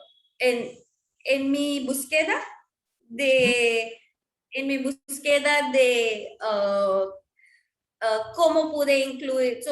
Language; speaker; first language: Spanish; non-native, fluent; Marwari